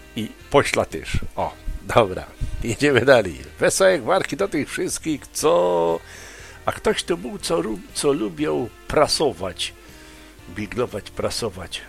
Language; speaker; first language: Polish; native; Polish